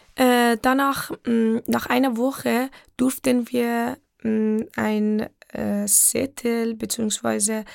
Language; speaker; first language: German; non-native, fluent; Persian